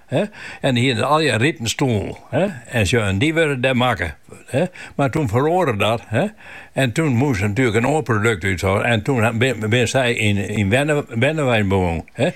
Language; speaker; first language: Dutch; non-native, local second language; Western Frisian